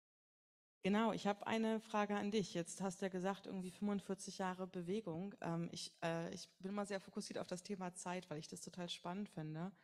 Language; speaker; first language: German; native; German